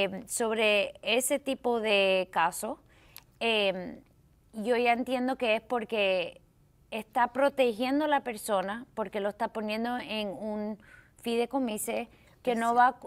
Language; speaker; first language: Spanish; early bilingual, heritage; Spanish